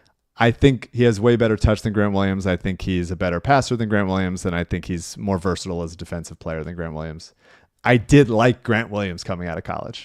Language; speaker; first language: English; native; English